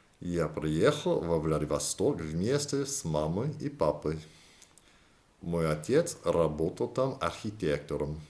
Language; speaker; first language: Russian; non-native, learner; English